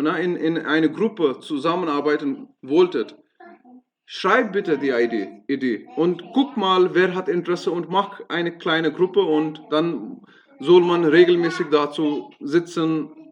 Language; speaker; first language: German; non-native, fluent; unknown